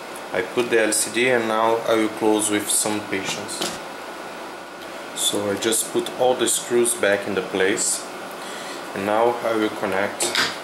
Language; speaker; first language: English; non-native, fluent; Portuguese